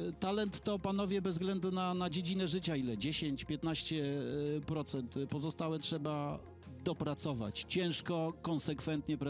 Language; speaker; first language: Polish; native; Polish